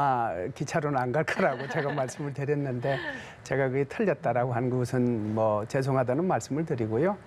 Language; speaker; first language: Korean; native; Korean